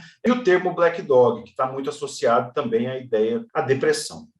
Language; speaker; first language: Portuguese; native; Portuguese